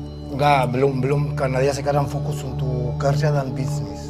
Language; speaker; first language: Indonesian; non-native, fluent; Spanish